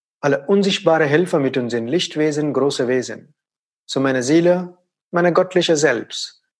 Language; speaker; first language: German; non-native, fluent; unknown